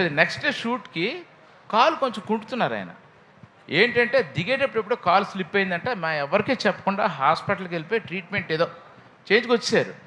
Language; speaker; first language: Telugu; native; Telugu